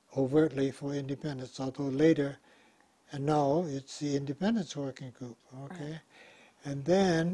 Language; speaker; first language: English; native; English